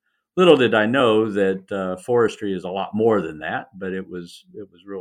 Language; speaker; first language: English; native; English